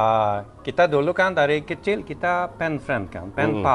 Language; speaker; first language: Indonesian; non-native, fluent; Swedish